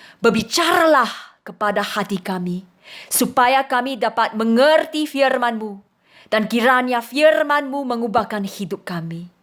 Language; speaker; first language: Indonesian; non-native, fluent; English